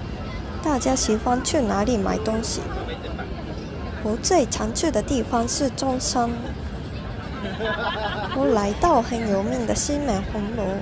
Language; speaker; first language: Chinese; non-native, learner; Japanese